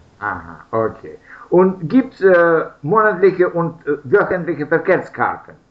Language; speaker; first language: German; non-native, learner; Russian